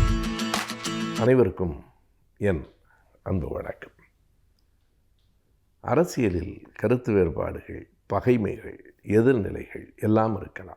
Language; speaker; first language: Tamil; native; Tamil